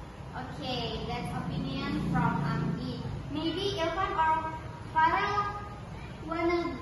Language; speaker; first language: English; non-native, learner; Indonesian